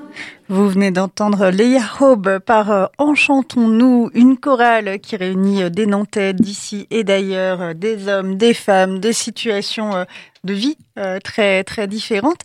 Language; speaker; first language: French; native; French